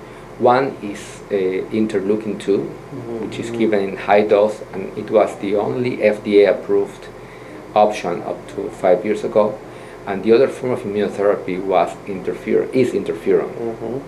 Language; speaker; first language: English; non-native, fluent; Spanish